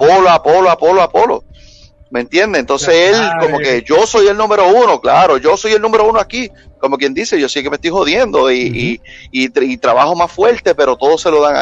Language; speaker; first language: Spanish; native; Spanish